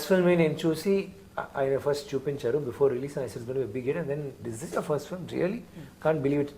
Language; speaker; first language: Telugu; non-native, learner; Tamil